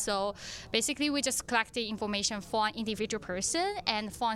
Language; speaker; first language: English; non-native, fluent; Chinese